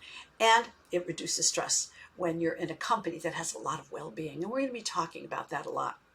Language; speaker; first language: English; native; English